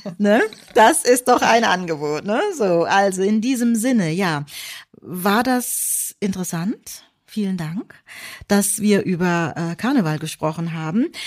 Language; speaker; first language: German; native; German